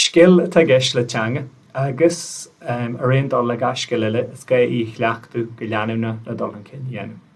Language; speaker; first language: Irish; native; Irish